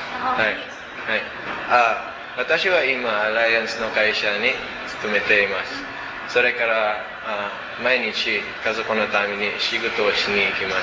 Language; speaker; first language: Japanese; non-native, learner; Cebuano